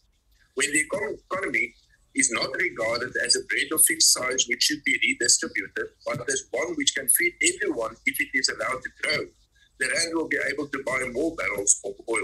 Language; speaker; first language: English; non-native, local second language; Afrikaans